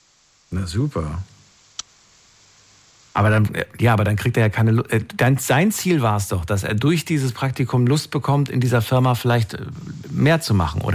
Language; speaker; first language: German; native; German